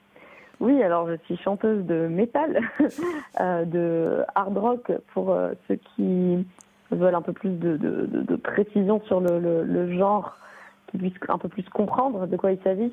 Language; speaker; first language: French; native; French